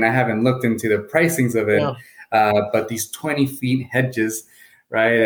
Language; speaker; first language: English; native; English